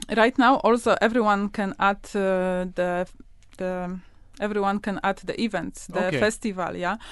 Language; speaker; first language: English; non-native, learner; Polish